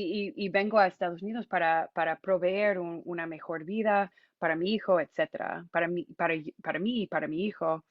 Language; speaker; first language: Spanish; non-native, fluent; English